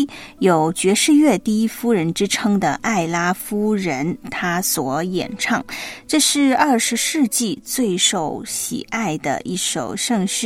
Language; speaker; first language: Chinese; native; Chinese